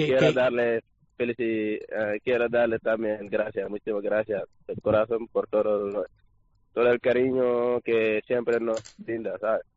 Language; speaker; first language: Spanish; non-native, learner; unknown